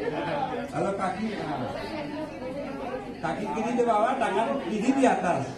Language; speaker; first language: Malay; non-native, fluent; Bangla